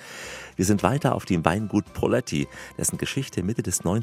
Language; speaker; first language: German; native; German